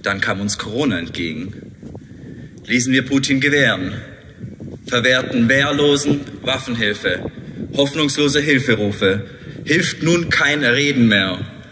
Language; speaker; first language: German; native; German